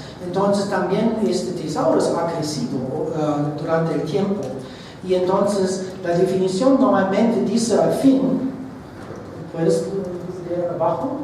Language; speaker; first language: Spanish; non-native, fluent; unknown